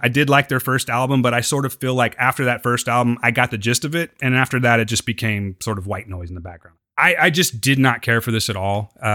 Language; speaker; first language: English; native; English